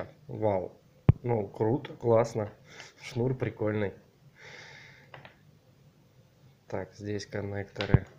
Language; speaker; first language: Russian; native; Russian